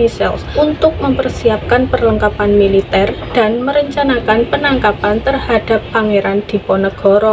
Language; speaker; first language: Indonesian; native; Indonesian